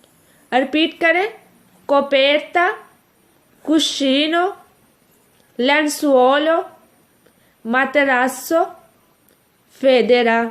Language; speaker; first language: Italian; non-native, fluent; Urdu